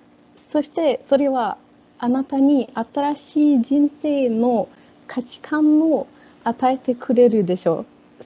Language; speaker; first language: Japanese; non-native, fluent; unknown